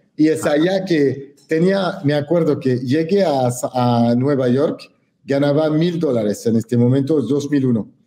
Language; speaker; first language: Spanish; non-native, fluent; French